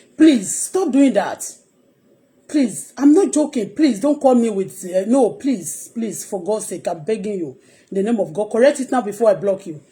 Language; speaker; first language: English; non-native, local second language; Yoruba